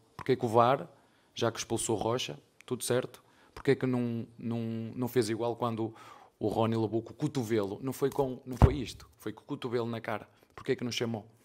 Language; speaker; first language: Portuguese; native; Portuguese